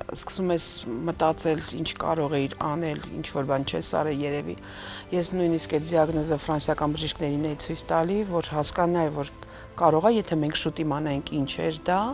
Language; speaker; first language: Armenian; native; Armenian